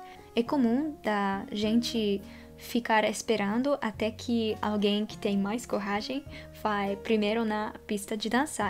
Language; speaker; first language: Portuguese; non-native, fluent; Dutch